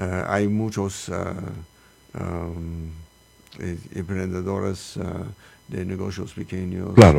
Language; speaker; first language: Spanish; non-native, learner; English